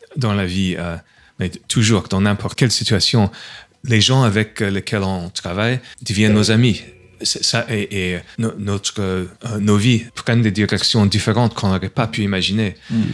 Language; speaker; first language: French; non-native, fluent; English